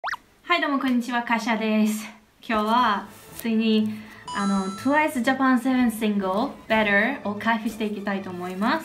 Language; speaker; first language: Japanese; non-native, learner; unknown